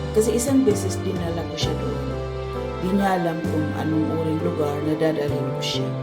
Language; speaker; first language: Filipino; non-native, local second language; Cebuano